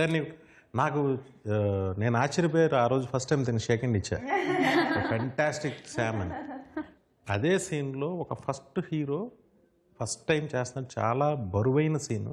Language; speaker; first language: Telugu; native; Telugu